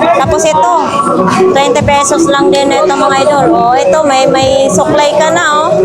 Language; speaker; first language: Filipino; non-native, local second language; Cebuano